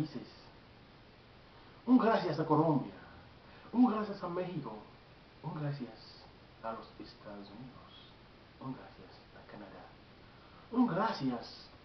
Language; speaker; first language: Spanish; non-native, learner; Haitian Creole